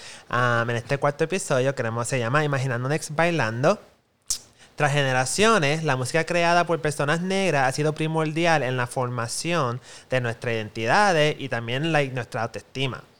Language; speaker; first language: Spanish; early bilingual, heritage; Spanish